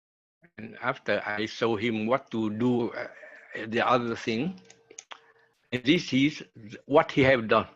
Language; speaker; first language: English; non-native, learner; Vietnamese